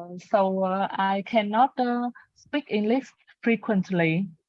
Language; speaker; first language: English; non-native, learner; Vietnamese